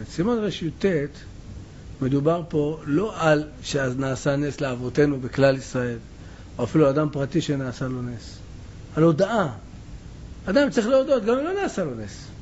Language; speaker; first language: Hebrew; native; Hebrew